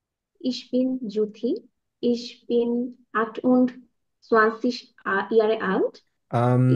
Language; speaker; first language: German; non-native, learner; Bangla